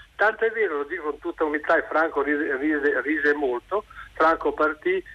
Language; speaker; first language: Italian; native; Italian